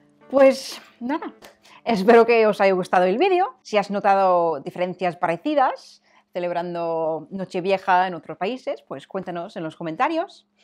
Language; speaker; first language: Spanish; non-native, fluent; English